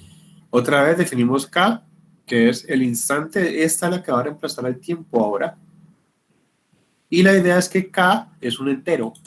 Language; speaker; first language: Spanish; native; Spanish